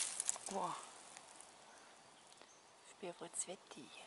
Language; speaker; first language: Russian; non-native, learner; German